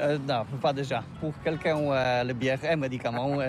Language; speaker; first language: French; non-native, learner; Polish